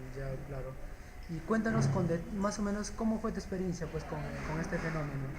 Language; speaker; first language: Spanish; native; Spanish